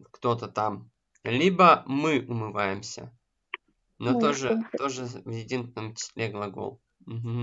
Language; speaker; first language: Russian; native; Russian